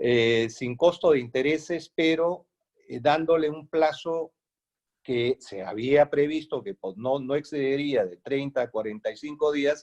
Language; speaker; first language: Spanish; native; Spanish